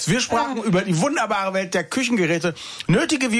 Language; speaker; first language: German; native; German